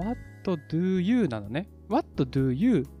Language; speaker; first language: English; non-native, learner; Japanese